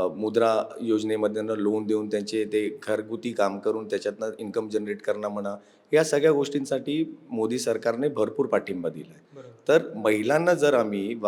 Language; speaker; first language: Marathi; non-native, local second language; Urdu